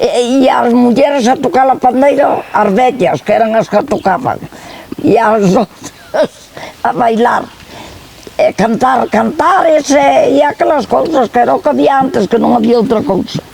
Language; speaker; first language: Galician; native; Galician